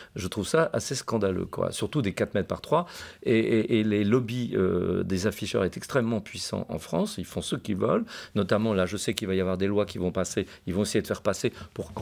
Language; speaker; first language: French; native; French